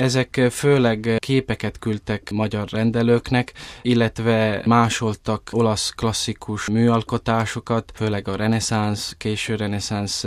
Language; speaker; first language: Hungarian; early bilingual, heritage; Italian